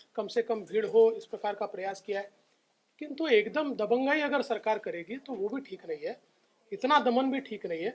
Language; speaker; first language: Hindi; non-native, local second language; Marathi